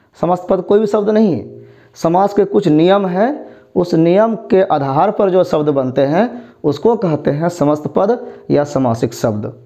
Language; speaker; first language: Hindi; native; Hindi